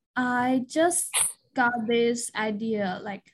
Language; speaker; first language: English; non-native, fluent; Chinese